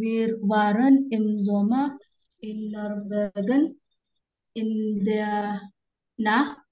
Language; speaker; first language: German; non-native, learner; Indonesian